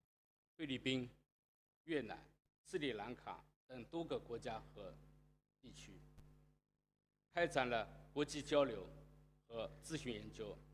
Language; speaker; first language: Chinese; native; Chinese